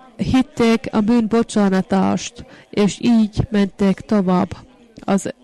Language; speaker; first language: Hungarian; non-native, fluent; Finnish